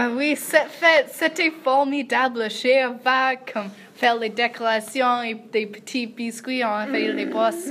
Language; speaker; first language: French; non-native, learner; English